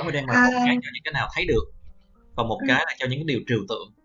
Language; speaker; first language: Vietnamese; native; Vietnamese